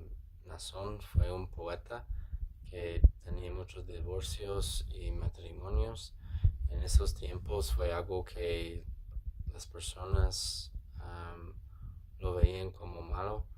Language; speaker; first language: Spanish; non-native, learner; English